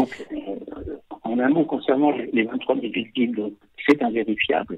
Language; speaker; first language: French; native; French